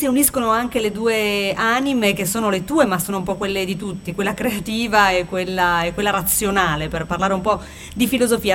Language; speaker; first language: Italian; native; Italian